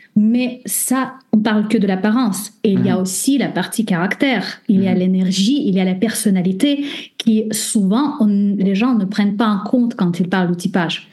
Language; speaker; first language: French; non-native, fluent; Russian